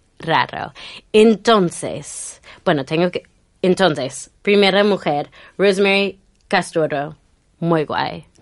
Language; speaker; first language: Spanish; non-native, fluent; English